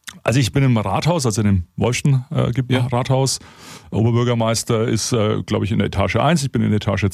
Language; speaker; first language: German; native; German